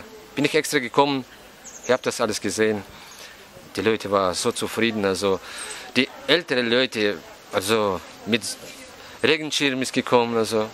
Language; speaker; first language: German; non-native, fluent; Russian